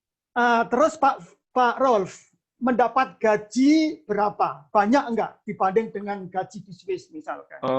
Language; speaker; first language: Indonesian; native; Indonesian